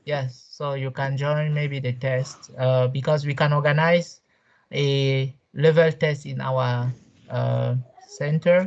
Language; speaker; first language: English; non-native, local second language; French